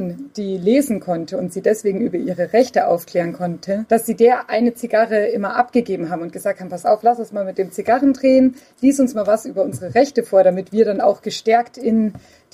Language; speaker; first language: German; native; German